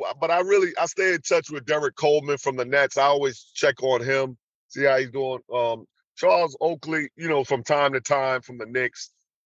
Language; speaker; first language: English; native; English